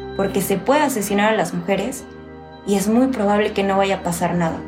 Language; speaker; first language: Spanish; native; Spanish